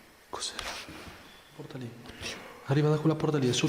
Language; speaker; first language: Italian; native; Italian